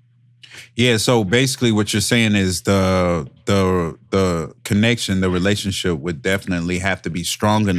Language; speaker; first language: English; native; English